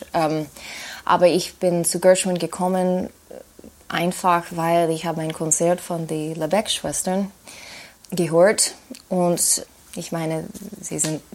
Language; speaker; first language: German; non-native, fluent; English